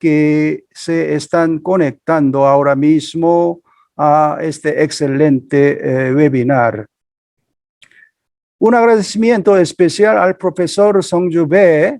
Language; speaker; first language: Spanish; non-native, fluent; Korean